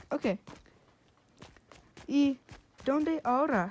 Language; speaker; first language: Spanish; non-native, learner; English